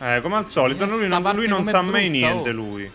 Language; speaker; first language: Italian; native; Italian